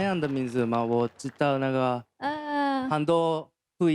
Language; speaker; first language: Chinese; non-native, fluent; Japanese